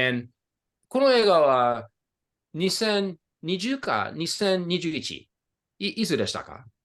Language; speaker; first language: Japanese; non-native, fluent; English